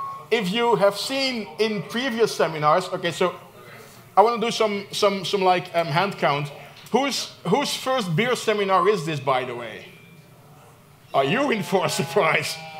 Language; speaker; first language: English; non-native, fluent; Dutch